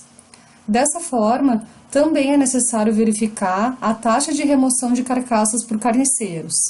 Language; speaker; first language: Portuguese; native; Portuguese